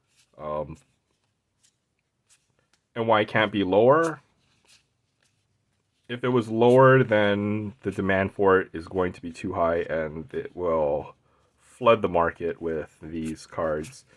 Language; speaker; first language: English; native; English